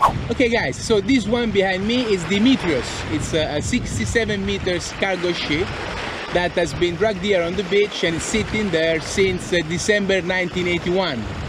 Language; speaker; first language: English; non-native, fluent; Italian